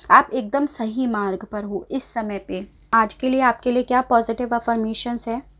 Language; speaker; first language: Hindi; native; Hindi